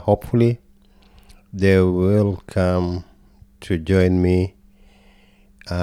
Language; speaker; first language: English; non-native, local second language; Gusii